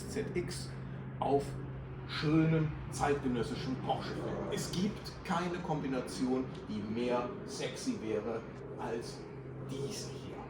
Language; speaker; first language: German; native; German